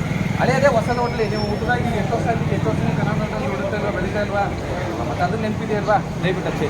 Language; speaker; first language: Kannada; native; Kannada